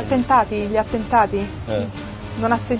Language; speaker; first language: Italian; native; Italian